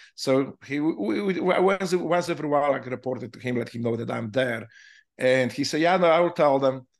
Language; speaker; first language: English; non-native, fluent; Polish